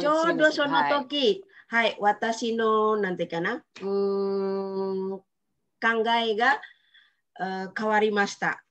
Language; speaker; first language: Japanese; non-native, fluent; Indonesian